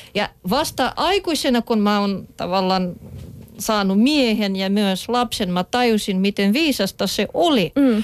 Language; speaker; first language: Finnish; non-native, fluent; Russian